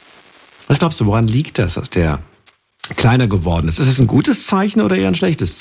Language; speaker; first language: German; native; German